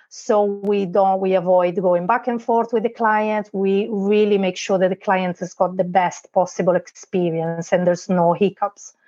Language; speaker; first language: English; non-native, fluent; Italian